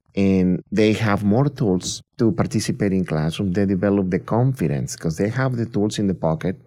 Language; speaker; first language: English; non-native, fluent; Spanish